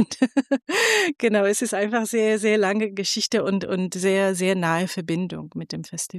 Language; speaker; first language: German; non-native, fluent; Persian